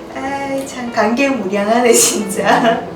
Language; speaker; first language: Korean; native; Korean